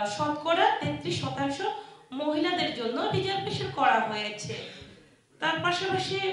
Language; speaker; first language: Bangla; non-native, local second language; Chakma